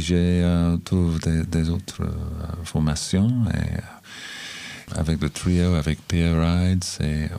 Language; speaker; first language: French; non-native, learner; English